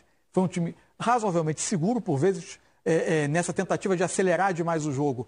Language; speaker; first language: Portuguese; native; Portuguese